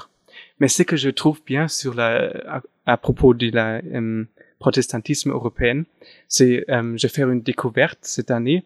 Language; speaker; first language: French; non-native, fluent; German